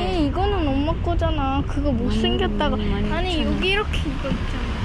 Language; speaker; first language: Korean; early bilingual, other home language; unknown